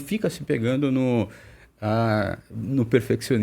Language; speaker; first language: Portuguese; native; Portuguese